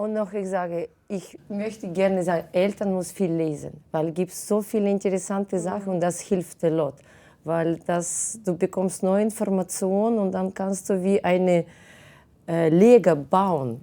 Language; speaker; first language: German; non-native, fluent; Russian